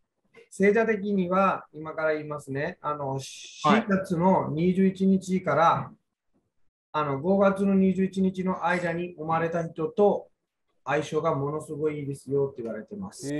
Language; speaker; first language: Japanese; non-native, fluent; Hindi